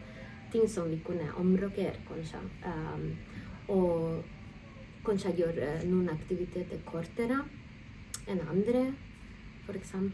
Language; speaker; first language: Norwegian; non-native, fluent; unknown